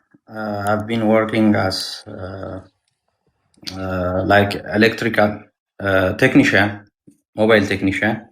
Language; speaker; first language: English; non-native, learner; Amharic